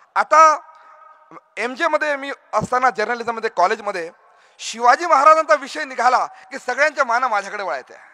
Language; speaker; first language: Marathi; non-native, local second language; Urdu